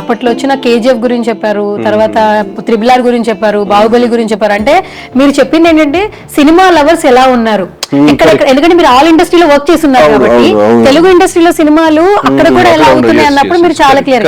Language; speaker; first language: Telugu; native; Telugu